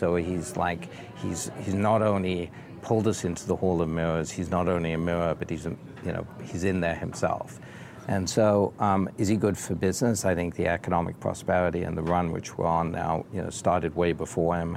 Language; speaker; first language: English; native; English